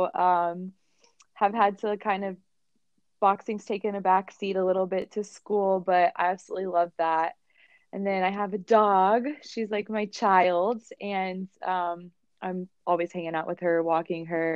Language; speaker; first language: English; native; English